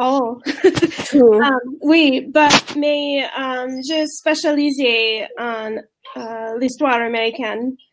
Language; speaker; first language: French; non-native, learner; English